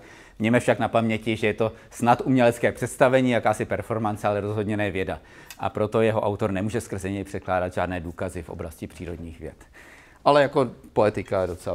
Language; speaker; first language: Czech; native; Czech